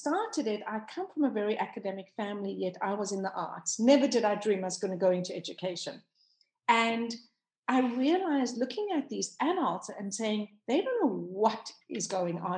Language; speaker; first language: English; native; English